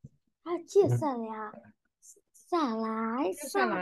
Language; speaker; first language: Chinese; non-native, learner; Vietnamese